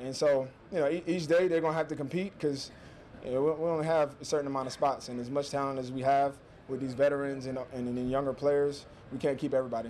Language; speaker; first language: English; native; English